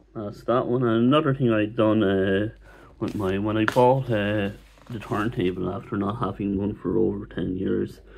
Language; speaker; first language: English; native; English